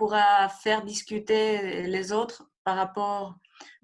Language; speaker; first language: French; non-native, fluent; Spanish